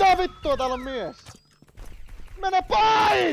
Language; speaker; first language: Finnish; native; Finnish